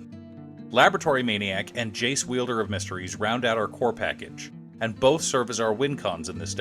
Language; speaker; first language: English; native; English